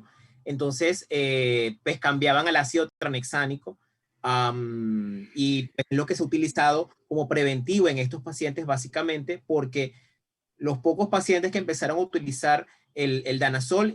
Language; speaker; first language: Spanish; native; Spanish